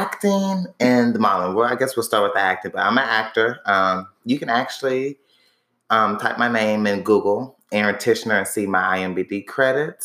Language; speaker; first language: English; native; English